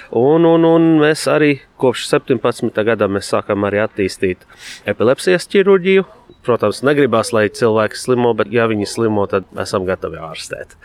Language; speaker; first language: Latvian; non-native, fluent; Arabic